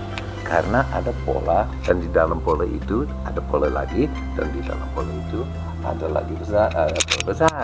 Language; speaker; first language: Indonesian; non-native, fluent; English